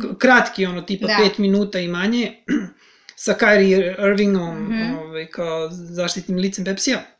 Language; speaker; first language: Serbian; native; Serbian